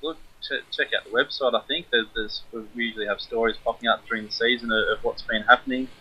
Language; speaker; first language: English; native; English